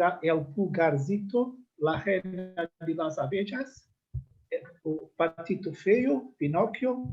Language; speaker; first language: Spanish; non-native, learner; Portuguese